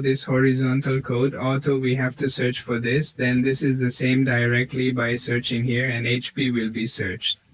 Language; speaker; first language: English; non-native, learner; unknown